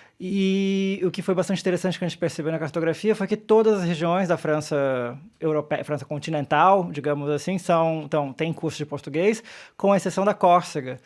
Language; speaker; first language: Portuguese; native; Portuguese